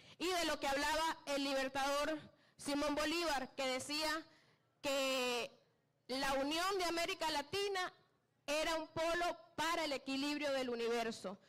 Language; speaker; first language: Spanish; native; Spanish